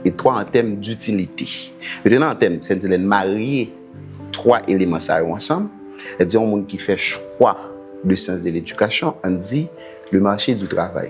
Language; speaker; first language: Haitian Creole; native; Haitian Creole